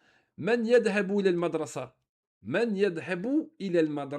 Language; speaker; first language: Arabic; non-native, fluent; French